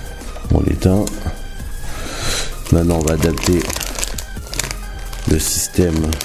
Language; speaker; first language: French; native; French